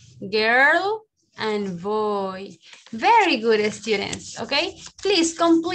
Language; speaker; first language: English; non-native, learner; Spanish